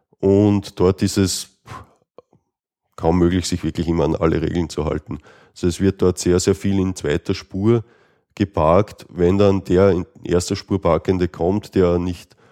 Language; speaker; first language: German; native; German